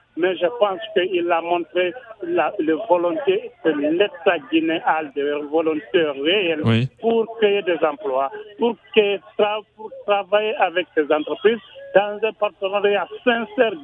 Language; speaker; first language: French; non-native, local second language; Susu